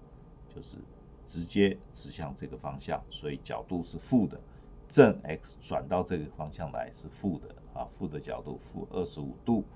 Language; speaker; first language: Chinese; native; Chinese